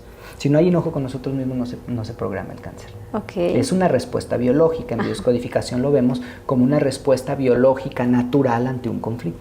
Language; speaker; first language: Spanish; native; Spanish